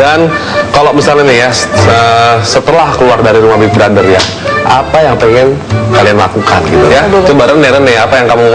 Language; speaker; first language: Indonesian; native; Indonesian